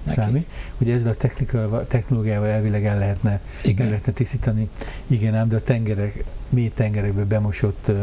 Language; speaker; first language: Hungarian; native; Hungarian